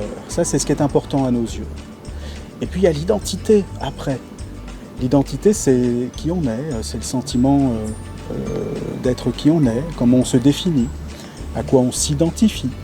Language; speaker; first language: French; native; French